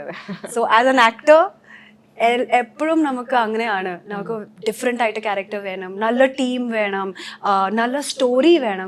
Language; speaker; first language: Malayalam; non-native, local second language; Hindi